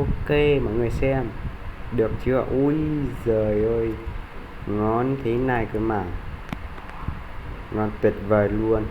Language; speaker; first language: Vietnamese; non-native, local second language; Hmong